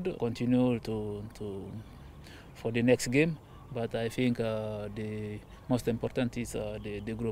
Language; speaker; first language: English; non-native, learner; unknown